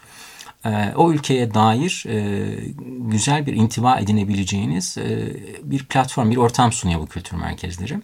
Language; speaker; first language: Turkish; native; Turkish